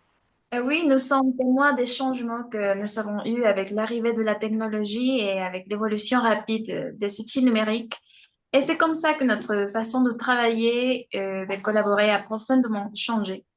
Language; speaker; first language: French; non-native, fluent; Spanish